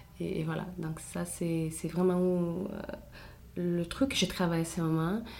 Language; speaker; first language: French; non-native, fluent; Portuguese